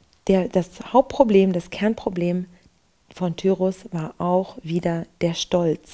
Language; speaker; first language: German; native; German